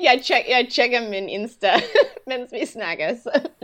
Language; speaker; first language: Danish; non-native, learner; English